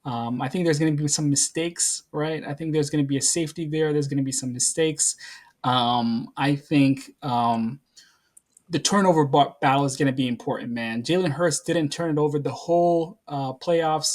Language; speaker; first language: English; native; English